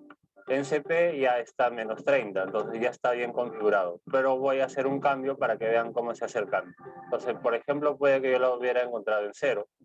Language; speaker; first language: Spanish; native; Spanish